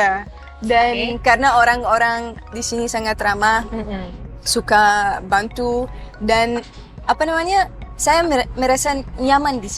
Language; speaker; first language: Indonesian; non-native, fluent; Arabic